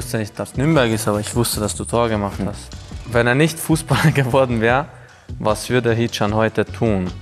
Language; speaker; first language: German; non-native, fluent; Hungarian